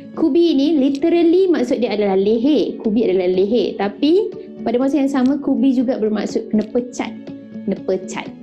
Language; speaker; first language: Malay; native; Malay